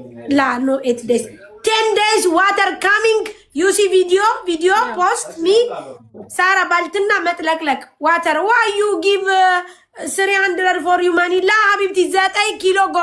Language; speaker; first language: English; non-native, learner; Amharic